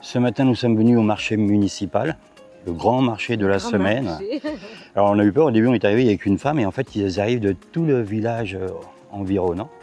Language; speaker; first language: French; native; French